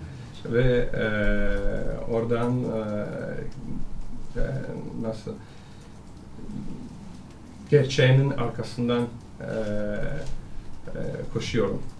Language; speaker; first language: Turkish; non-native, learner; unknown